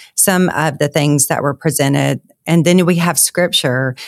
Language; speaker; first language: English; native; English